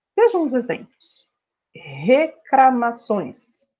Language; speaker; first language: Portuguese; native; Portuguese